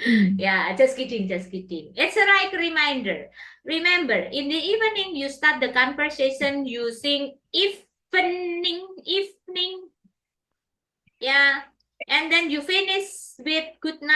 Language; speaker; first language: English; non-native, fluent; Indonesian